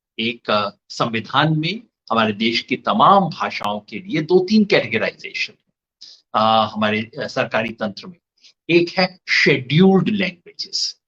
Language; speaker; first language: Hindi; native; Hindi